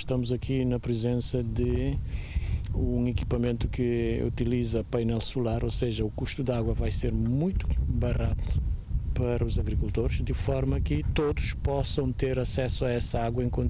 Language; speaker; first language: Portuguese; non-native, local second language; Kabuverdianu